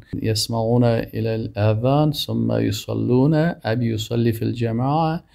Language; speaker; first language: Arabic; non-native, fluent; Persian